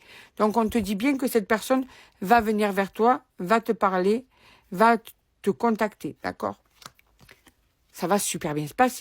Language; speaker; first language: French; native; French